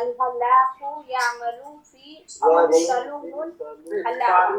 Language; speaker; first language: Arabic; non-native, learner; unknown